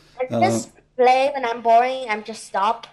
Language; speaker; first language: English; non-native, learner; Thai